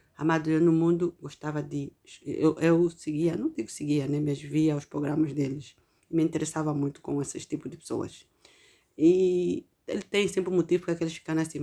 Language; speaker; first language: Portuguese; native; Portuguese